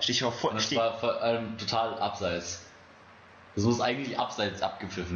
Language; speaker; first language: German; native; German